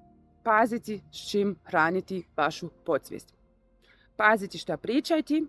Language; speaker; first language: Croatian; non-native, learner; Russian